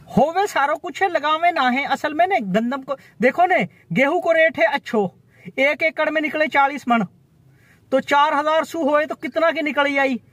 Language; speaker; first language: Hindi; native; Hindi